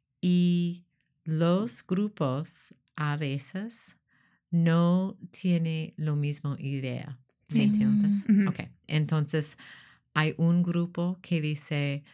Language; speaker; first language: Spanish; non-native, learner; English